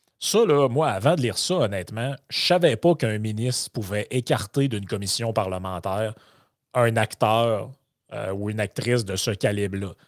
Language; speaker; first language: French; native; French